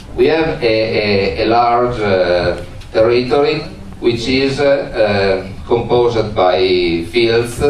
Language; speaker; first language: English; non-native, learner; Italian